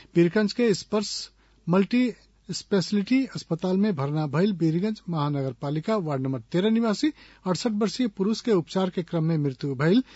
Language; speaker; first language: Bhojpuri; non-native, local second language; Nepali